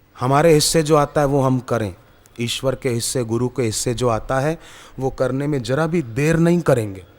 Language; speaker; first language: Hindi; native; Hindi